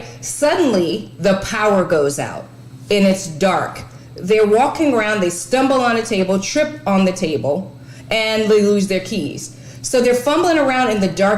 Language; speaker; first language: English; native; English